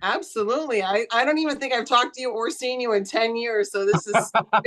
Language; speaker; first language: English; native; English